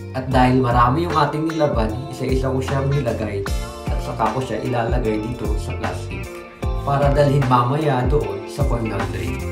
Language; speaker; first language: Filipino; native; Filipino